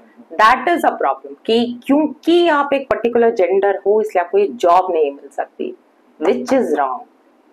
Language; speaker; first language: Hindi; native; Hindi